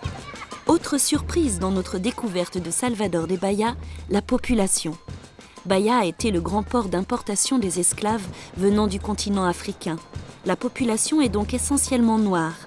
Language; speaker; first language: French; native; French